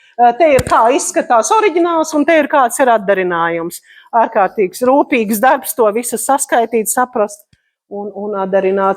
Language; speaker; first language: Latvian; native; Latvian